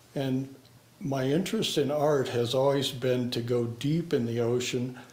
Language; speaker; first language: English; native; English